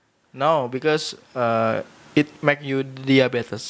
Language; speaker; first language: English; non-native, learner; Indonesian